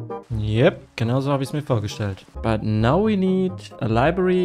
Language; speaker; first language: German; native; German